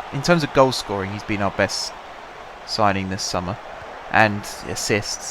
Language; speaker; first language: English; native; English